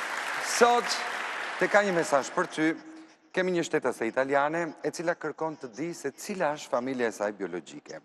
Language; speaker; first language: Albanian; native; Albanian